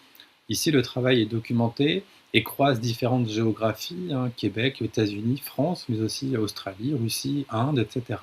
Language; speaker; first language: French; native; French